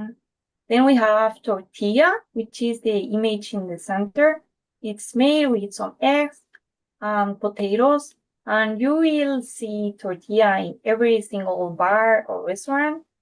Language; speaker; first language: English; non-native, fluent; Spanish